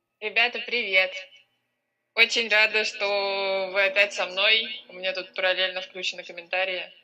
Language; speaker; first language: Russian; native; Russian